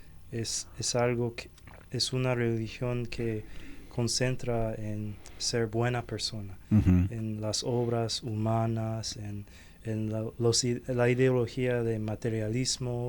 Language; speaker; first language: Spanish; non-native, fluent; Chinese